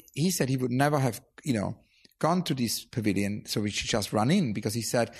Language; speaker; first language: English; non-native, fluent; German